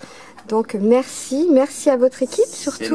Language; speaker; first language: French; native; French